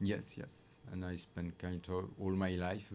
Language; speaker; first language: English; non-native, learner; French